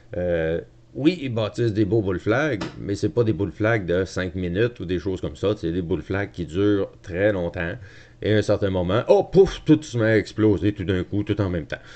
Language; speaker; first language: French; native; French